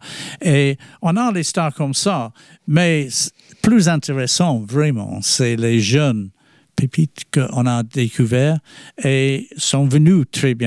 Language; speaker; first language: French; non-native, fluent; English